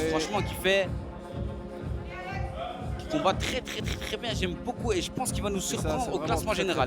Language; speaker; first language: French; native; French